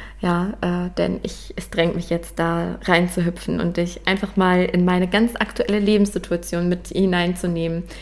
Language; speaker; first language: German; native; German